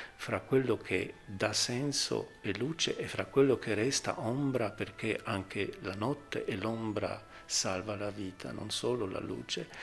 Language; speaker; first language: Italian; non-native, fluent; Polish